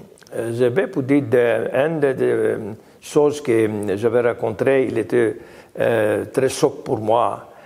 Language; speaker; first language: French; non-native, learner; Greek